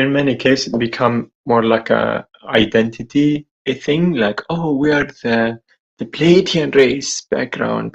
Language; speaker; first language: English; non-native, fluent; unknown